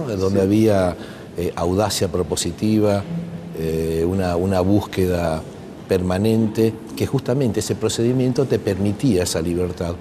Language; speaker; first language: Spanish; native; Spanish